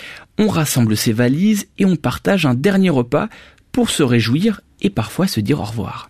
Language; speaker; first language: French; native; French